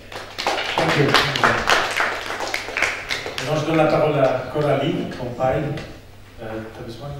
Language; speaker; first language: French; non-native, local second language; Dutch